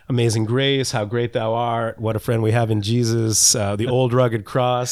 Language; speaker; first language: English; native; English